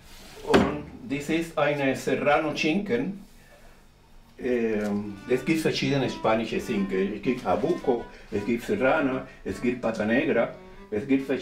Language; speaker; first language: German; non-native, fluent; Spanish